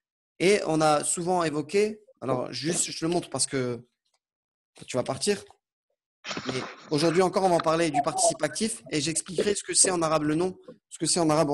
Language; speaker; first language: French; native; French